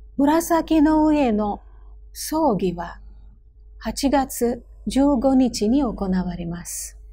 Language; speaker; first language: Japanese; non-native, fluent; Hindi